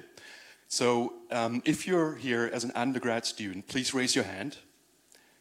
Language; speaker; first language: English; non-native, fluent; German